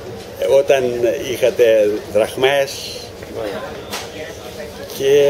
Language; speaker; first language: Greek; non-native, learner; Ukrainian